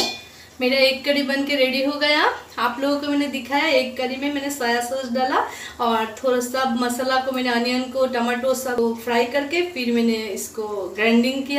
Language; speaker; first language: Hindi; non-native, local second language; Bangla